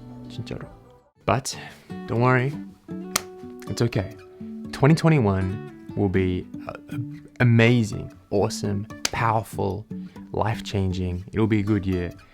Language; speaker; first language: English; native; English